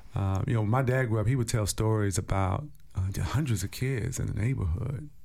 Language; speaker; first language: English; native; English